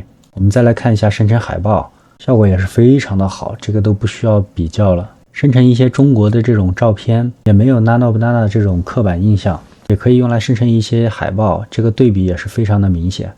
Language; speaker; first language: Chinese; native; Chinese